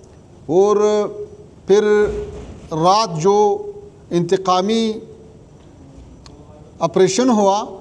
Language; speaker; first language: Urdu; non-native, learner; Pashto